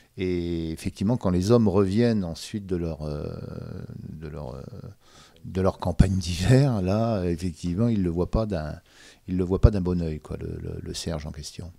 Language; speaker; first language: French; native; French